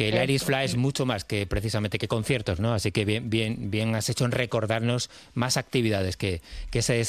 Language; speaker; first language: Spanish; native; Spanish